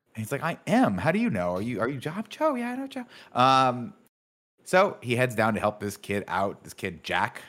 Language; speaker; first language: English; native; English